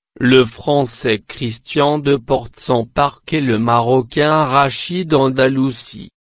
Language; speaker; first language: French; non-native, local second language; Arabic